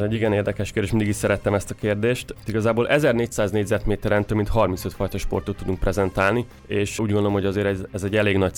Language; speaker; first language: Hungarian; native; Hungarian